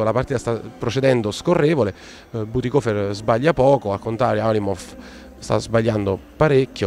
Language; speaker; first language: Italian; native; Italian